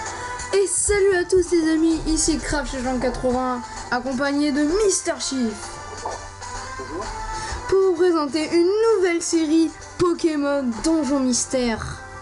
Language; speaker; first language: French; native; French